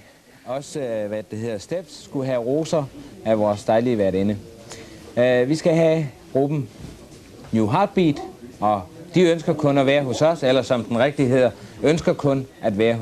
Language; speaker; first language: Danish; native; Danish